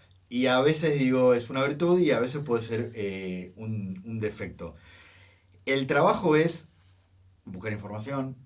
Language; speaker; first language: Spanish; native; Spanish